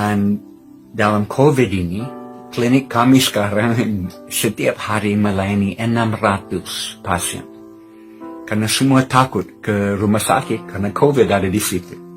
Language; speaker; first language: Indonesian; non-native, fluent; English